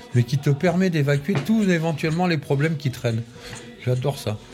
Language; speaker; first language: French; non-native, fluent; Spanish